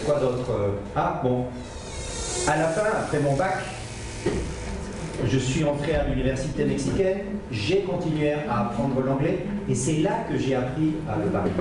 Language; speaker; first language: French; native; French